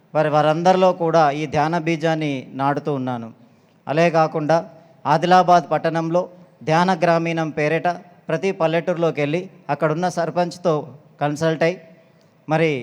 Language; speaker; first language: Telugu; native; Telugu